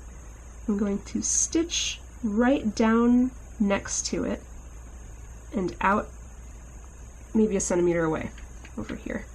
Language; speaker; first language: English; native; English